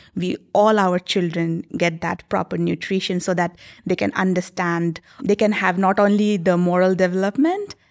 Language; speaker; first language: English; non-native, local second language; Nepali